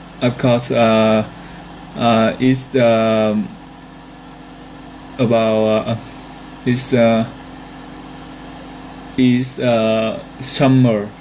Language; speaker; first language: English; non-native, learner; Vietnamese